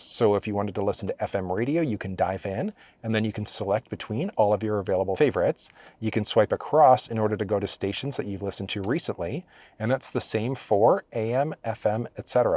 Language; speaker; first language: English; native; English